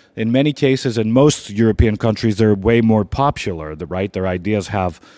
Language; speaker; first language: English; non-native, fluent; Greek